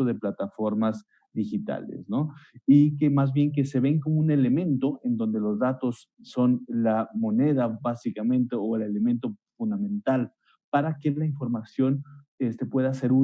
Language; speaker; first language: Spanish; native; Spanish